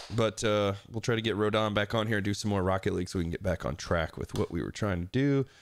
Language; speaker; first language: English; native; English